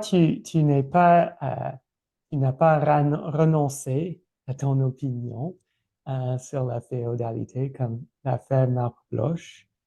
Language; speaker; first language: French; non-native, fluent; English